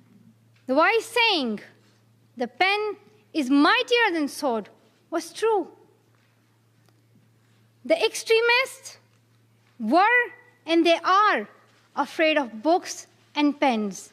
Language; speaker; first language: English; non-native, local second language; Pashto